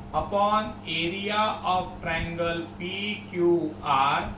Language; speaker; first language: Hindi; non-native, local second language; Marathi